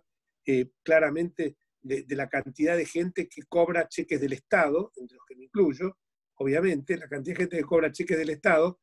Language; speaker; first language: Spanish; native; Spanish